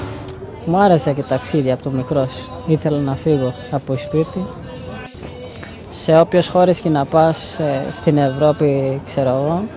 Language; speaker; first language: Greek; non-native, fluent; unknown